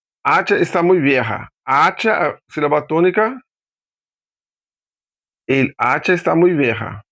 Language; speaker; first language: Spanish; non-native, fluent; Portuguese